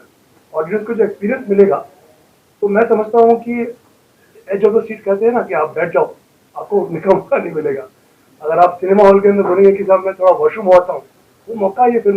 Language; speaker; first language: Hindi; native; Hindi